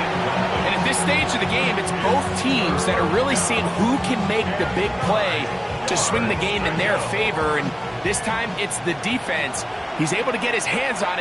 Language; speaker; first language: English; native; English